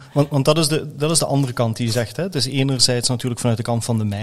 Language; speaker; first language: Dutch; native; Dutch